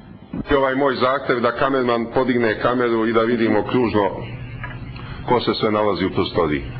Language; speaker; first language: Bosnian; native; Bosnian